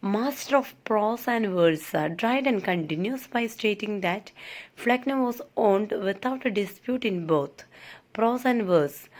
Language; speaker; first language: English; non-native, local second language; Malayalam